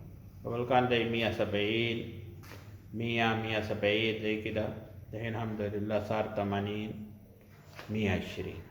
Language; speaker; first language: Arabic; non-native, learner; Urdu